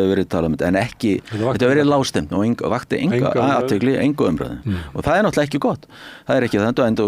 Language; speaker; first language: Icelandic; native; Icelandic